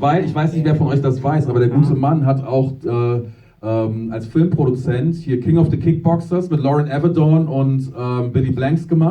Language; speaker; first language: German; native; German